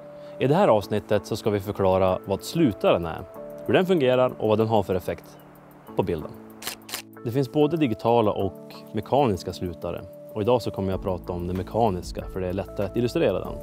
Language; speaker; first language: Swedish; native; Swedish